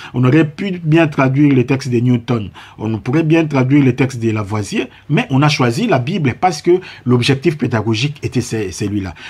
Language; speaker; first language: French; non-native, local second language; Lingala